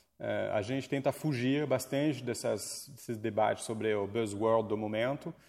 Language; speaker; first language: Portuguese; non-native, fluent; French